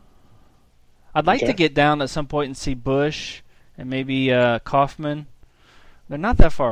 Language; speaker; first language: English; native; English